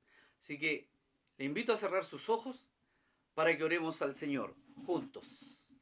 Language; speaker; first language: Spanish; native; Spanish